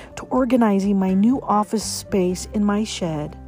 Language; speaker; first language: English; native; English